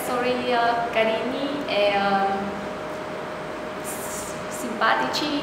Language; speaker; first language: Italian; non-native, learner; Vietnamese